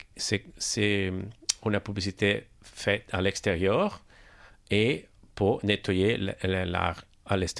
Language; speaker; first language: French; non-native, learner; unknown